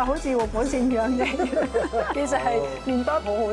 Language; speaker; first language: Cantonese; non-native, fluent; French